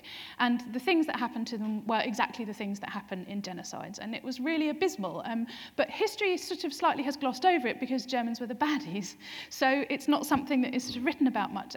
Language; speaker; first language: English; native; English